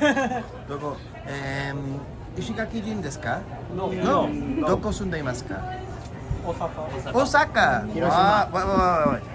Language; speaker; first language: Japanese; non-native, learner; English